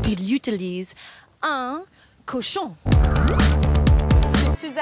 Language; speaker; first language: French; non-native, fluent; English